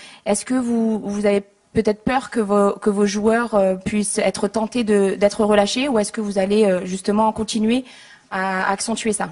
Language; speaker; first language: French; native; French